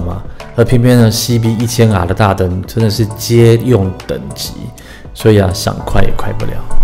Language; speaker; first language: Chinese; native; Chinese